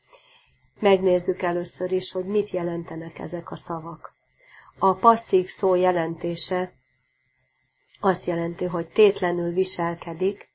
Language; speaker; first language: Hungarian; native; Hungarian